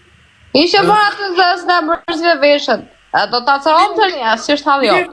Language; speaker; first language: Albanian; native; Albanian